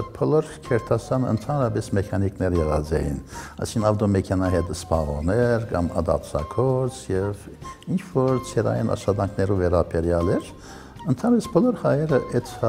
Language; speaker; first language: Armenian; early bilingual, heritage; Armenian